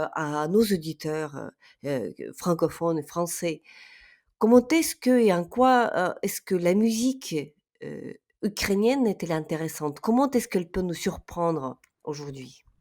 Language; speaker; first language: French; non-native, fluent; Ukrainian